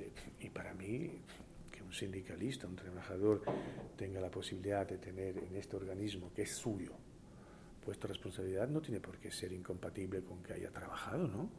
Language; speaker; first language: Spanish; early bilingual, heritage; Spanish